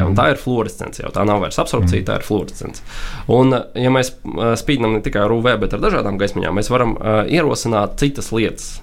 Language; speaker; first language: Latvian; non-native, local second language; Russian